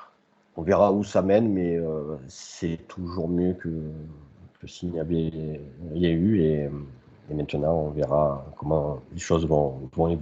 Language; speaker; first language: French; native; French